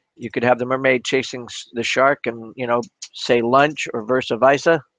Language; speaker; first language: English; native; English